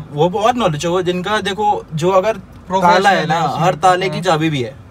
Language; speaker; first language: Hindi; native; Hindi